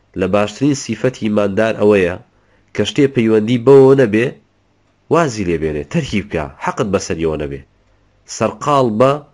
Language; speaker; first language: Central Kurdish; native; Central Kurdish